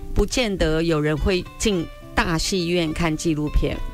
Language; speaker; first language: Chinese; native; Chinese